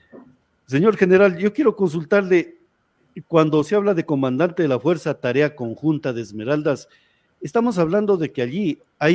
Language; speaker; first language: Spanish; native; Spanish